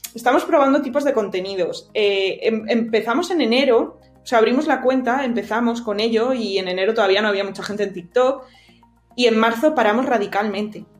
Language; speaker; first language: Spanish; native; Spanish